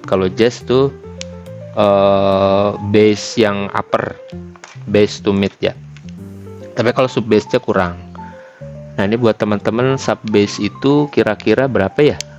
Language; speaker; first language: Indonesian; native; Indonesian